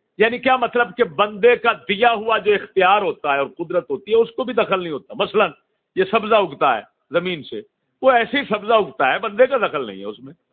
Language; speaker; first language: Urdu; non-native, local second language; Punjabi